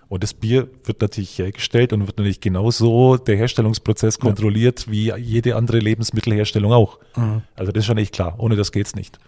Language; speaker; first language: German; native; German